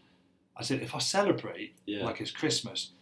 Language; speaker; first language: English; native; English